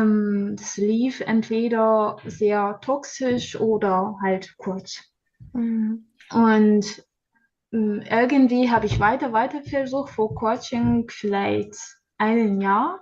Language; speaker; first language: German; non-native, learner; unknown